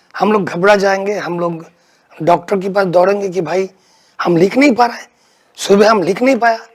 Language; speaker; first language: Hindi; non-native, local second language; Bangla